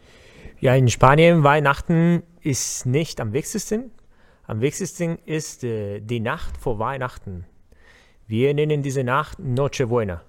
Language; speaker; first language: German; non-native, learner; Spanish